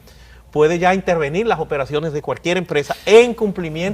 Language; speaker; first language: Spanish; native; Spanish